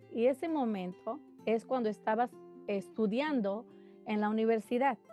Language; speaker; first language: Spanish; native; Spanish